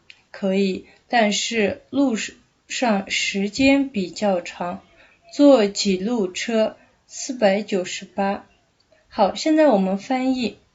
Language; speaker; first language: Chinese; non-native, fluent; Kazakh